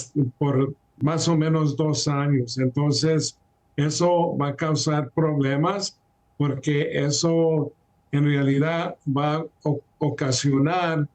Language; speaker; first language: Spanish; early bilingual, heritage; Spanish